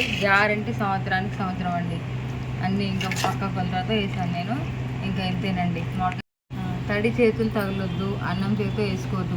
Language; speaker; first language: Telugu; native; Telugu